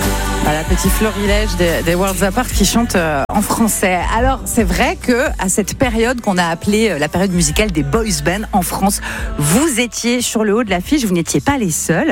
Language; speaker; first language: French; native; French